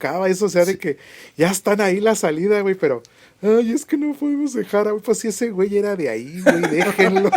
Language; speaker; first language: Spanish; native; Spanish